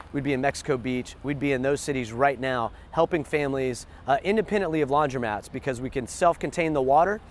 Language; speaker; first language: English; native; English